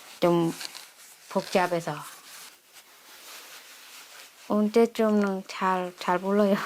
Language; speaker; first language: Korean; non-native, learner; Khmer